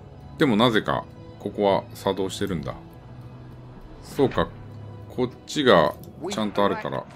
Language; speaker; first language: Japanese; native; Japanese